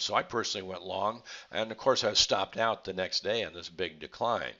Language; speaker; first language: English; native; English